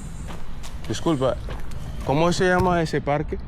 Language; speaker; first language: Spanish; non-native, fluent; English